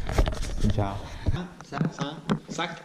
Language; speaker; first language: Vietnamese; non-native, learner; French